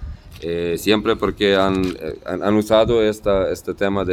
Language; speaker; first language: Spanish; non-native, fluent; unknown